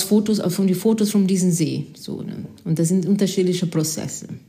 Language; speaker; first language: German; non-native, fluent; Portuguese